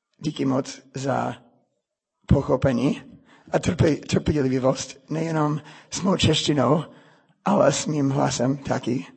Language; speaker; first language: Czech; non-native, fluent; English